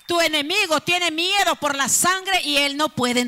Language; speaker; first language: Spanish; native; Spanish